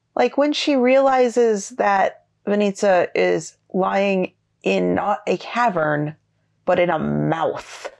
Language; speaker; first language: English; native; English